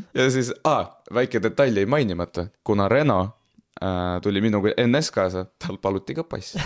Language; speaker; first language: Estonian; non-native, local second language; Russian